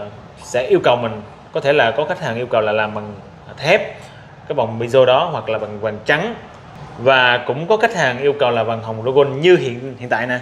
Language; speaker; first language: Vietnamese; native; Vietnamese